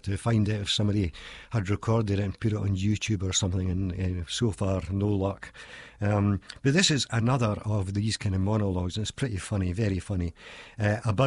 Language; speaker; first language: English; native; English